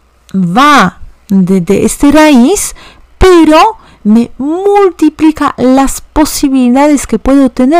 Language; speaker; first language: Spanish; non-native, fluent; Polish